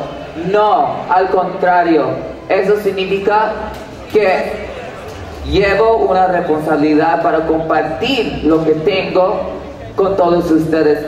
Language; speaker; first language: Spanish; early bilingual, heritage; Spanish